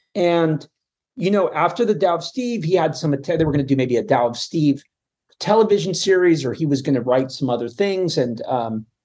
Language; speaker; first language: English; native; English